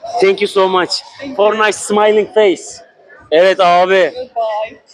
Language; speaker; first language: English; non-native, learner; Turkish